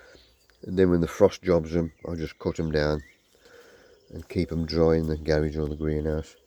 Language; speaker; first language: English; native; English